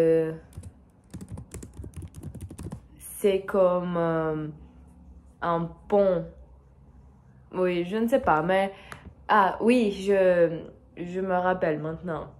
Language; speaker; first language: French; non-native, fluent; Portuguese